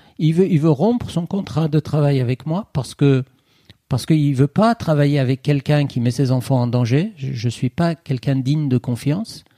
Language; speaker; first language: French; non-native, fluent; Persian